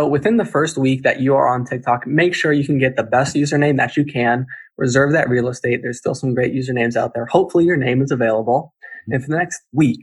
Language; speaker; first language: English; native; English